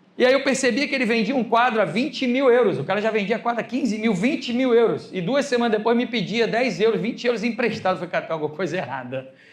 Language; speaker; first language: Portuguese; native; Portuguese